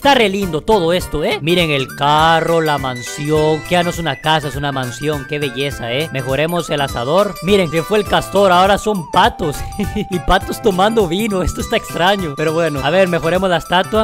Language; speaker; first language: Spanish; native; Spanish